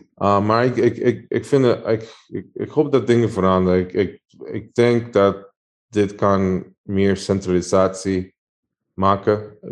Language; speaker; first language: Dutch; non-native, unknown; Spanish